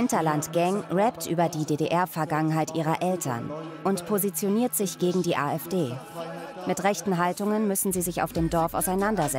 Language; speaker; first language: German; native; German